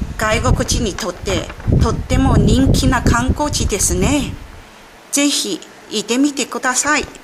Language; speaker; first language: Japanese; native; Japanese